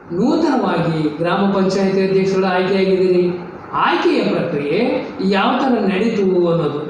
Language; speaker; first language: Kannada; native; Kannada